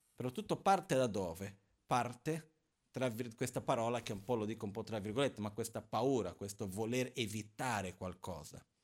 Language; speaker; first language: Italian; non-native, fluent; Portuguese